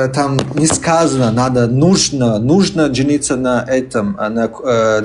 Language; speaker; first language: Russian; early bilingual, heritage; Chechen